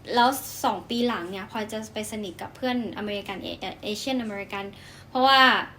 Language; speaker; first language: Thai; native; Thai